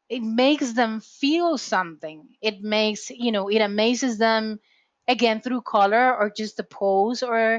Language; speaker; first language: English; non-native, fluent; Spanish